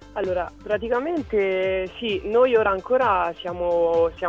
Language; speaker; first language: Italian; early bilingual, other home language; French